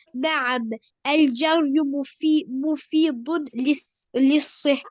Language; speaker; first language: Arabic; non-native, learner; Albanian